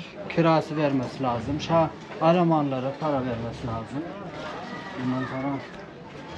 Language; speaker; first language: Turkish; non-native, learner; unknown